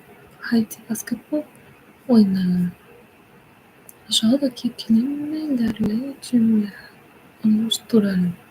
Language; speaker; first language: Turkish; non-native, learner; English